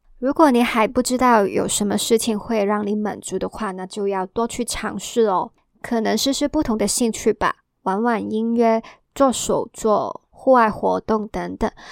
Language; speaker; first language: Chinese; non-native, local second language; Cantonese